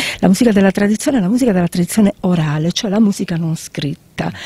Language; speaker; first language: Italian; native; Italian